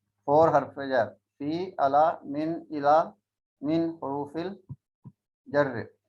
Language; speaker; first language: Arabic; non-native, learner; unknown